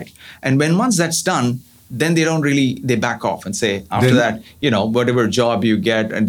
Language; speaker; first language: English; non-native, local second language; Tamil